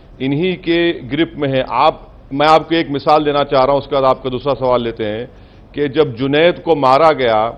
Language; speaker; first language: Urdu; native; Urdu